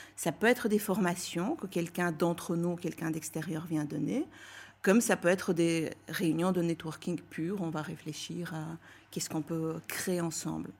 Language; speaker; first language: French; non-native, fluent; Bulgarian